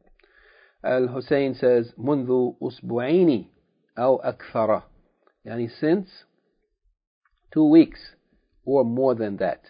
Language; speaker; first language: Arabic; non-native, fluent; English